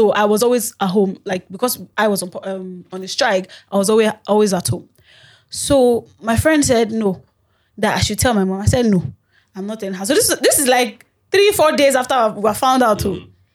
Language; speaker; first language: English; non-native, local second language; Yoruba